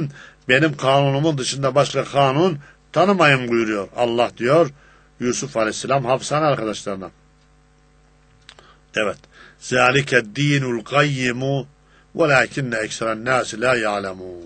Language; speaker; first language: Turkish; native; Turkish